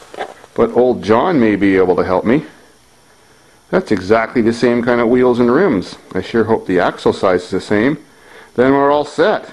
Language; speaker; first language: English; native; English